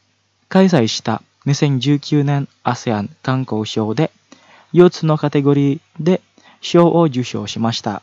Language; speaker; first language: Japanese; non-native, fluent; Indonesian